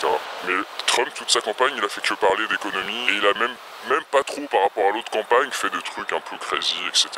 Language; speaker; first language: French; native; French